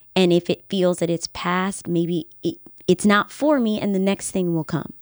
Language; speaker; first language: English; native; English